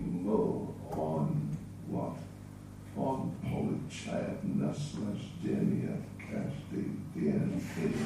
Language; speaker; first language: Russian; non-native, learner; English